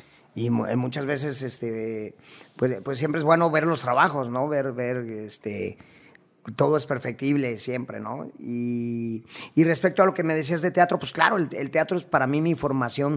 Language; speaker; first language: Spanish; native; Spanish